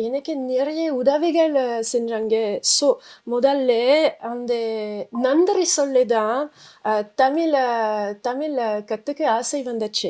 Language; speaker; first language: Tamil; non-native, fluent; Spanish